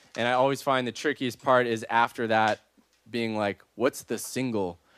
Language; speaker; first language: English; native; English